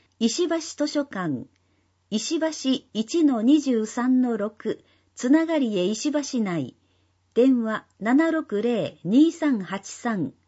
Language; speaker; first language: Japanese; non-native, fluent; Indonesian